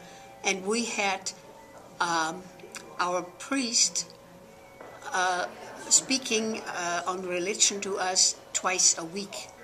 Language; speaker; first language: English; non-native, fluent; German